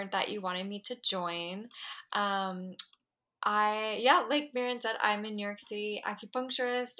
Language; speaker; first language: English; native; English